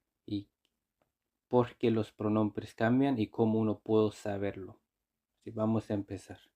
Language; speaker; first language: Spanish; non-native, fluent; Icelandic